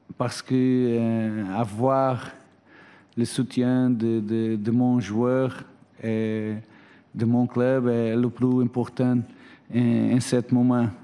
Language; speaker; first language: French; non-native, learner; Portuguese